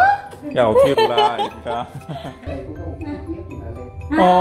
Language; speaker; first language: Korean; native; Korean